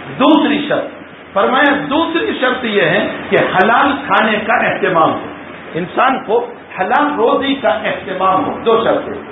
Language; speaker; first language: Urdu; non-native, local second language; Gujarati